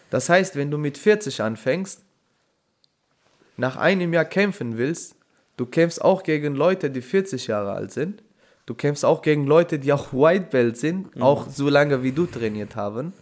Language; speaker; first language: German; non-native, fluent; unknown